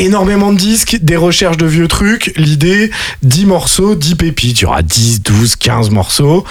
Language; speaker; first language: French; native; French